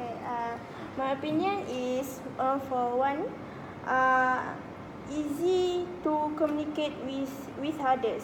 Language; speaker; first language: English; non-native, local second language; Malay